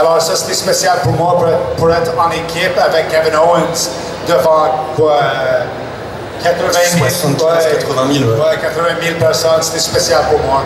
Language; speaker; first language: French; non-native, local second language; English